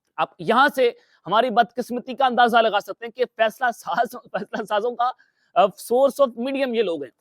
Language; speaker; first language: Urdu; non-native, local second language; Punjabi